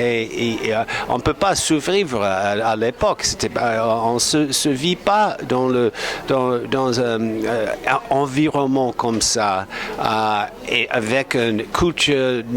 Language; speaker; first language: French; non-native, fluent; English